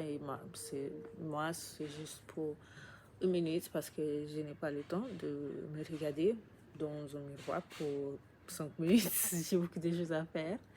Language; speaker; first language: French; non-native, learner; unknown